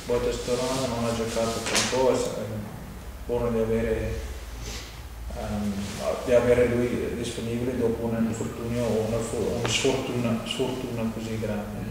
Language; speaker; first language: Italian; non-native, fluent; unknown